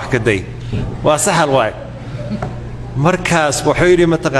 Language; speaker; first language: Somali; non-native, fluent; English